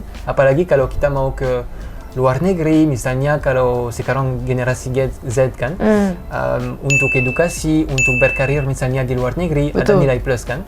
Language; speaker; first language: Indonesian; non-native, fluent; French